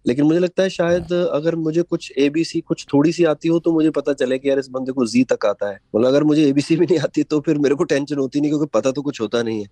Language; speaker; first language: Hindi; non-native, local second language; Punjabi